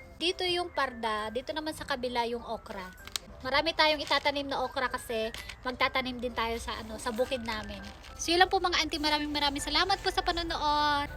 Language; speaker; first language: Filipino; non-native, local second language; Iloko